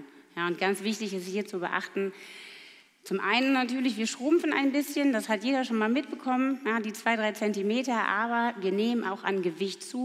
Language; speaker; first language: German; native; German